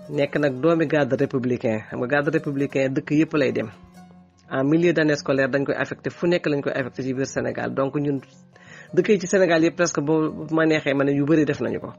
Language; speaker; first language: Wolof; non-native, local second language; Fula